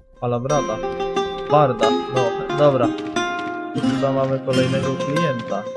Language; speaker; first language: Polish; native; Polish